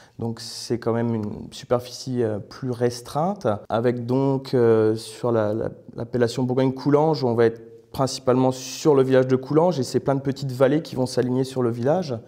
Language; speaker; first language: French; native; French